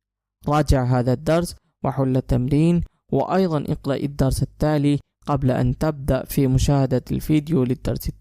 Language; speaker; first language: Arabic; non-native, fluent; Urdu